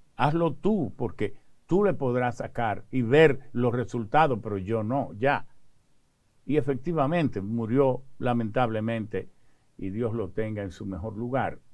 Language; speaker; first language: Spanish; early bilingual, other home language; French